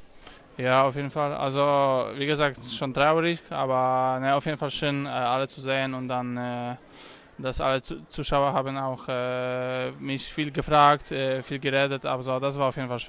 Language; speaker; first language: German; non-native, learner; Polish